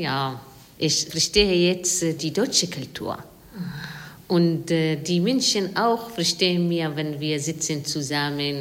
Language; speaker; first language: German; non-native, learner; Arabic